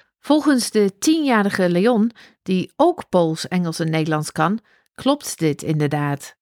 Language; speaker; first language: Dutch; non-native, fluent; English